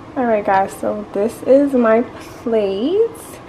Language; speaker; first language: English; native; English